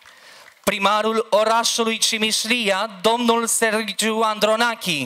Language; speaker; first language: Romanian; native; Romanian